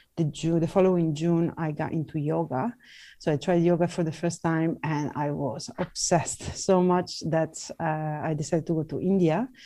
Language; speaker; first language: English; non-native, fluent; Italian